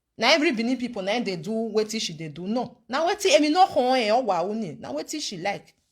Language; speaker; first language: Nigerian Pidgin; non-native, local second language; Bini